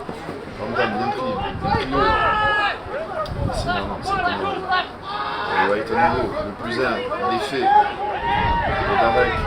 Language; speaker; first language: French; native; French